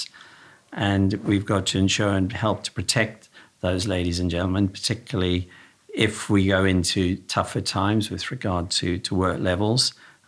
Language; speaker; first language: English; native; English